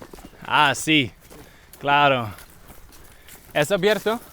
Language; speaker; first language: Spanish; non-native, learner; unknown